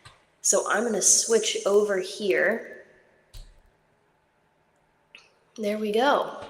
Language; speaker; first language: English; native; English